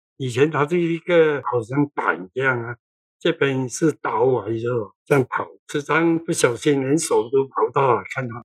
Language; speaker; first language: Chinese; non-native, local second language; Cantonese